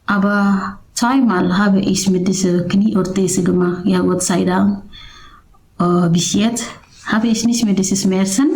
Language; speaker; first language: German; non-native, learner; Indonesian